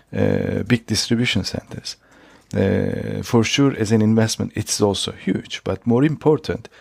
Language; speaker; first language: English; non-native, fluent; Turkish